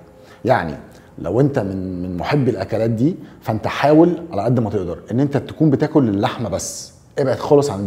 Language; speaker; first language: Arabic; native; Arabic